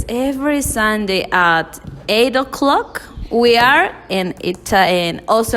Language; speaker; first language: English; non-native, learner; Spanish